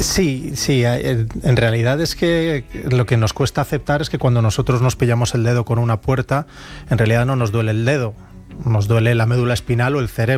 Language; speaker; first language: Spanish; native; Spanish